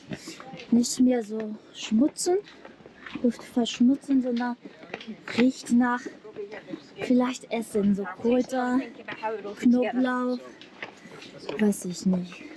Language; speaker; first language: German; non-native, learner; Japanese